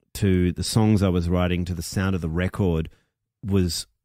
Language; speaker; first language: English; native; English